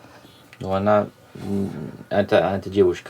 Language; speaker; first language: Russian; non-native, fluent; Dutch